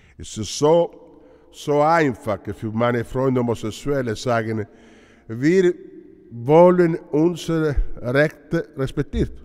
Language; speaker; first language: German; non-native, fluent; Italian